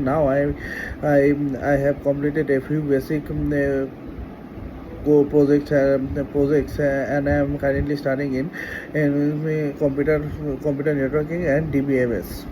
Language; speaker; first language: English; non-native, learner; Bangla